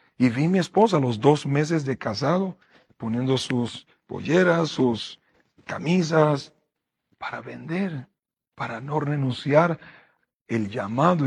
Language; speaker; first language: Spanish; non-native, fluent; Portuguese